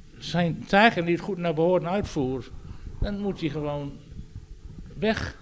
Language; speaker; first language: Dutch; native; Dutch